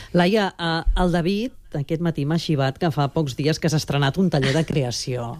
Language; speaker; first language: Catalan; native; Catalan